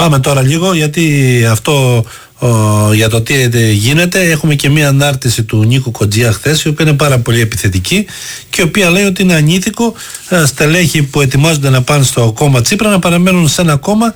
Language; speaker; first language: Greek; native; Greek